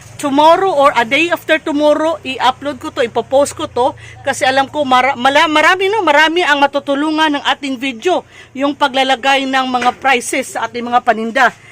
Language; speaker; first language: Filipino; non-native, local second language; Cebuano